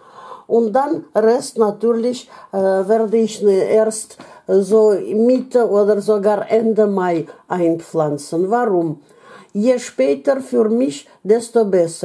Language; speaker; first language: German; non-native, fluent; Russian